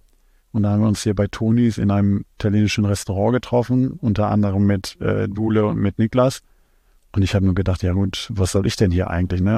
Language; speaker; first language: German; native; German